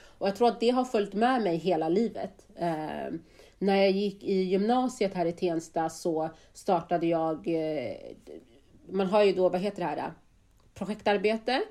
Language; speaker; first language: Swedish; native; Swedish